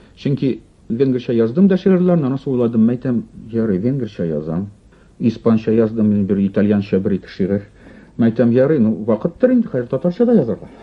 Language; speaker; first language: Tatar; non-native, local second language; Russian